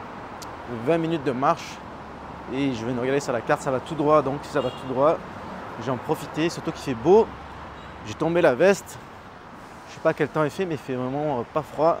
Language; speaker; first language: French; native; French